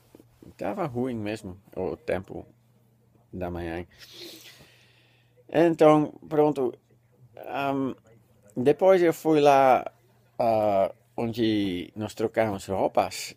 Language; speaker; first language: Portuguese; non-native, learner; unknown